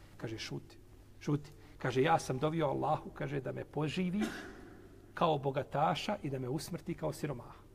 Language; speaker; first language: Bosnian; native; Bosnian